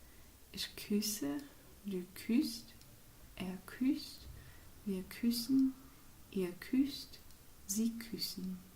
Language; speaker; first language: German; non-native, fluent; English